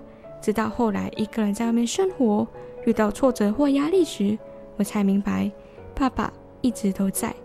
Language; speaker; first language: Chinese; native; Chinese